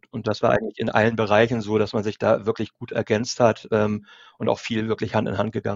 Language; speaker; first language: German; native; German